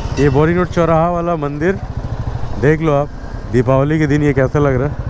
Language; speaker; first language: Hindi; native; Hindi